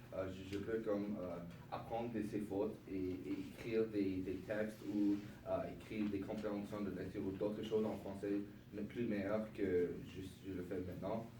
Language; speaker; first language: French; non-native, local second language; English